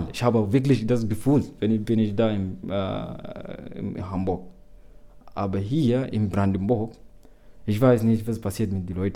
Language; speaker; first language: German; non-native, learner; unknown